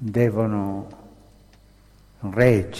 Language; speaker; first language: Italian; non-native, fluent; Spanish